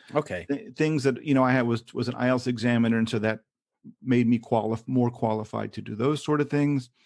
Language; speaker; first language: English; native; English